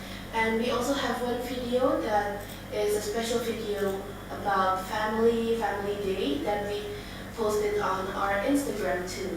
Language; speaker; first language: English; non-native, fluent; Indonesian